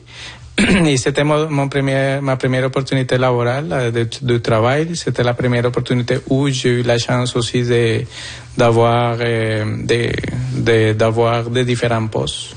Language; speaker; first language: French; non-native, fluent; Spanish